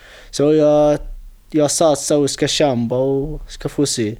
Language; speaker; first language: Swedish; non-native, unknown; Arabic